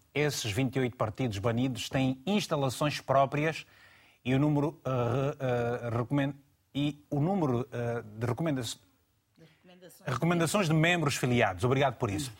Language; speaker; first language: Portuguese; native; Portuguese